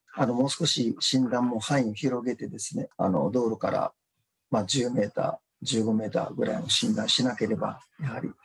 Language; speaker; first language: Japanese; native; Japanese